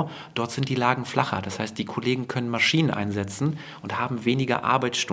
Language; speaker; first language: German; native; German